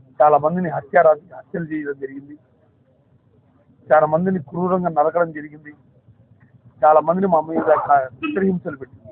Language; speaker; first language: Telugu; native; Telugu